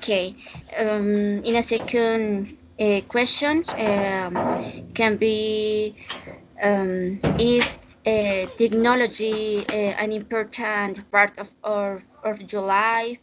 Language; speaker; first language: English; non-native, learner; Spanish